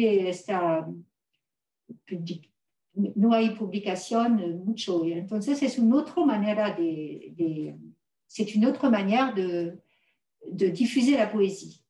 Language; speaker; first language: Spanish; non-native, learner; French